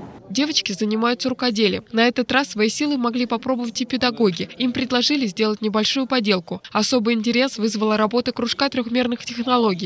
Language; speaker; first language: Russian; native; Russian